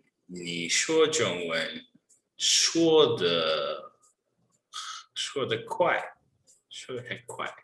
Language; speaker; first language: Chinese; non-native, learner; English